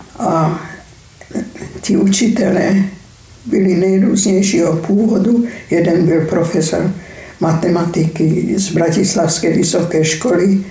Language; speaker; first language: Czech; non-native, fluent; Hungarian